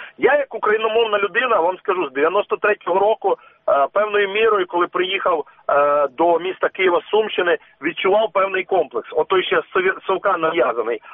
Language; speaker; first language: Ukrainian; native; Ukrainian